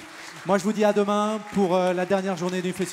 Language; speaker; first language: French; native; French